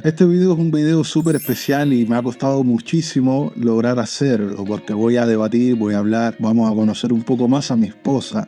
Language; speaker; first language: Spanish; native; Spanish